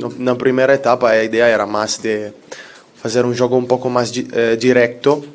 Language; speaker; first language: Portuguese; non-native, fluent; Italian